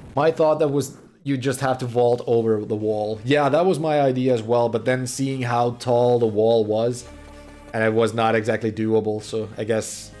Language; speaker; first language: English; non-native, fluent; Finnish